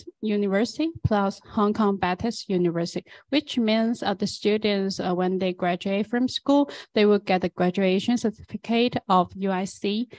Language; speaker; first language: English; non-native, fluent; Chinese